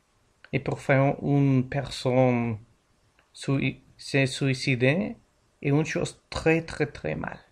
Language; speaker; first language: French; non-native, learner; English